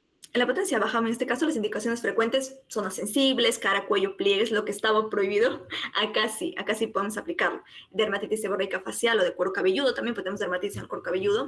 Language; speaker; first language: Spanish; native; Spanish